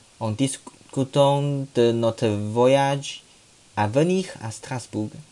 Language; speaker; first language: French; non-native, learner; Chinese